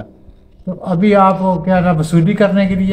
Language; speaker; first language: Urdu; non-native, local second language; Punjabi